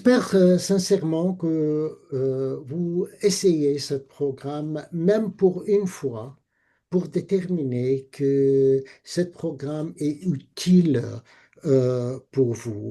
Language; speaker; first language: French; non-native, fluent; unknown